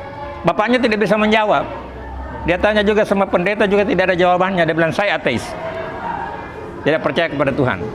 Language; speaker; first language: Indonesian; native; Indonesian